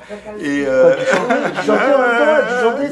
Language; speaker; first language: French; native; French